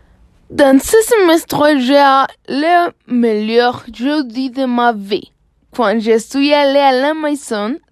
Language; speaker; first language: French; non-native, learner; Spanish